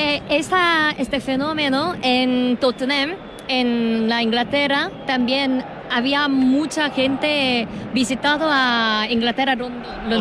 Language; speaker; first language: Spanish; non-native, learner; Korean